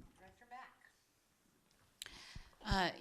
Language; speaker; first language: English; native; English